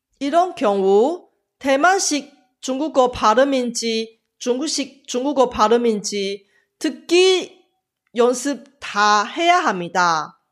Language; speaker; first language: Korean; non-native, fluent; Chinese